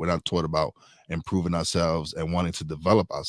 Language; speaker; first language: English; native; English